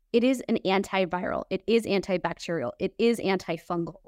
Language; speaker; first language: English; native; English